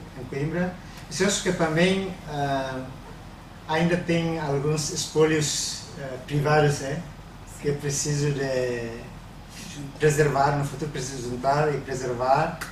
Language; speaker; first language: Portuguese; non-native, learner; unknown